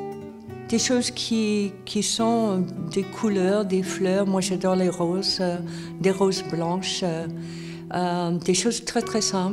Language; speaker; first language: French; non-native, fluent; English